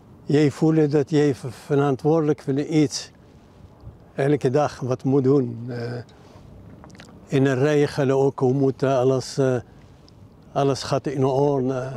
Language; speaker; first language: Dutch; non-native, learner; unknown